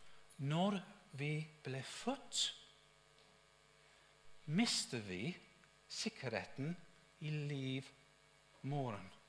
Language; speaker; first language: Norwegian; non-native, fluent; English